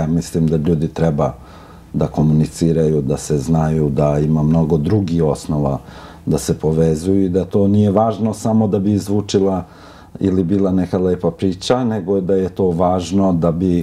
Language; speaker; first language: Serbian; non-native, local second language; Albanian